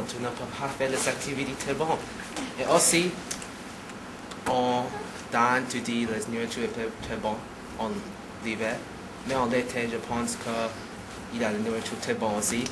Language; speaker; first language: French; non-native, learner; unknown